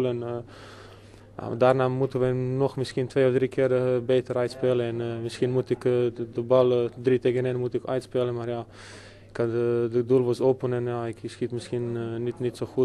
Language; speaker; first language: Dutch; non-native, fluent; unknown